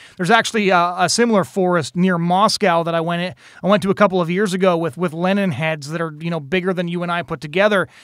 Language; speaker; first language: English; native; English